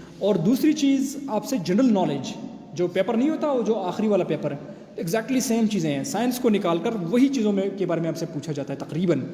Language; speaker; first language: Urdu; non-native, local second language; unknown